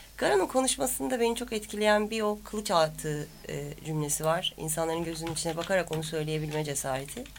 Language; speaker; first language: Turkish; native; Turkish